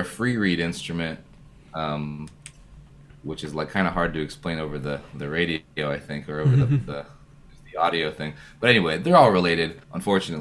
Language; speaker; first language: English; native; English